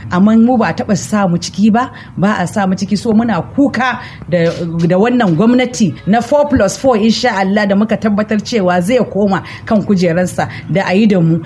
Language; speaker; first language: Hausa; non-native, local second language; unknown